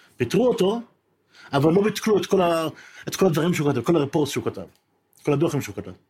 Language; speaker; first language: Hebrew; native; Hebrew